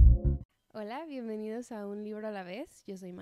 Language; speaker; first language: Spanish; native; Spanish